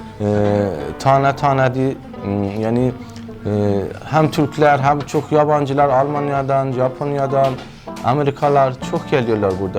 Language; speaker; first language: Turkish; non-native, learner; Persian